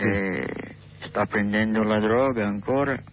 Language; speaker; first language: Italian; non-native, learner; English